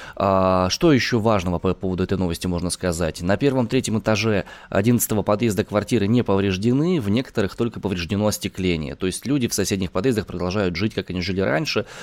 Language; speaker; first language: Russian; native; Russian